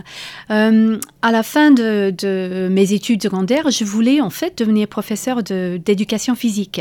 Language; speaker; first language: French; non-native, fluent; English